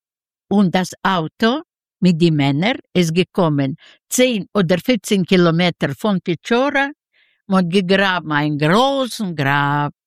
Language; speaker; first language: German; non-native, fluent; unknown